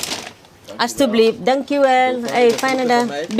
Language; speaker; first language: Dutch; non-native, fluent; Indonesian